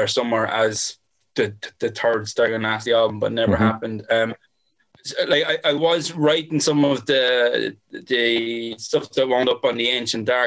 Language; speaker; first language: English; native; English